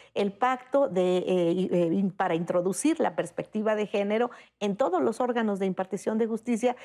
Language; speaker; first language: Spanish; native; Spanish